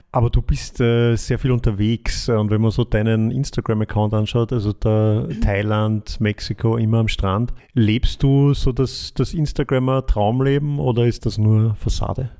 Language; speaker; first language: German; native; German